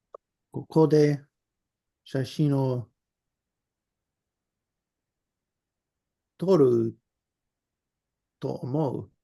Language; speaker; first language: Japanese; non-native, learner; English